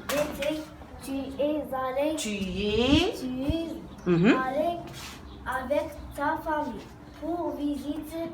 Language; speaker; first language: French; non-native, learner; Arabic